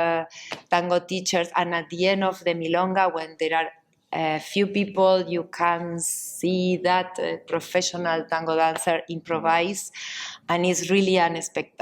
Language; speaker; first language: English; non-native, learner; Spanish